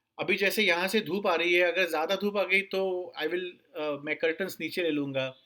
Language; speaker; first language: Hindi; non-native, local second language; Marathi